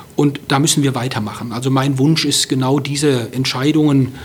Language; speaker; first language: German; native; German